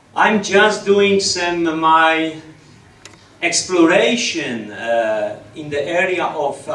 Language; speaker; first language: English; non-native, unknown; Polish